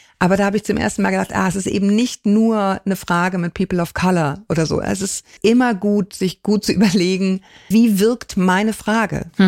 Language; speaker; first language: German; native; German